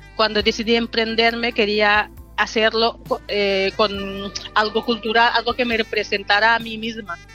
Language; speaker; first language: Spanish; non-native, fluent; Wolof